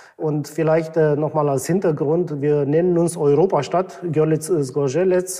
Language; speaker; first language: German; non-native, fluent; Romanian